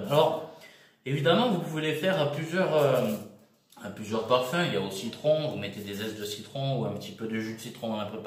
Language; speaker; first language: French; native; French